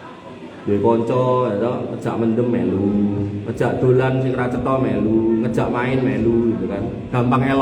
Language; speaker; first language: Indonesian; non-native, local second language; Javanese